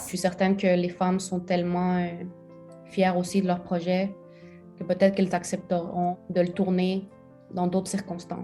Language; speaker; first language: French; native; French